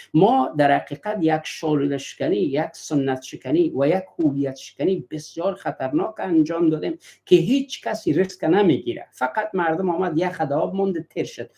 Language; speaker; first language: Persian; native; Persian